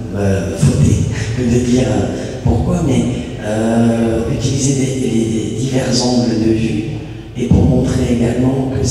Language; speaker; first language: French; native; French